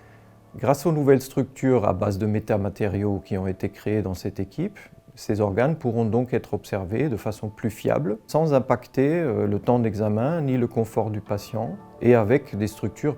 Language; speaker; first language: French; native; French